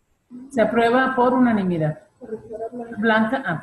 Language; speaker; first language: Spanish; native; Spanish